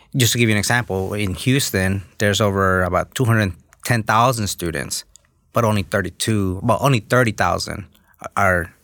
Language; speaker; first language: English; early bilingual, other home language; Spanish